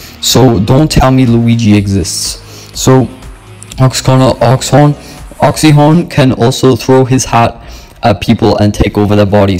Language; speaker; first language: English; native; English